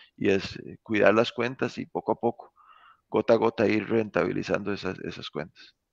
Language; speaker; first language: Spanish; native; Spanish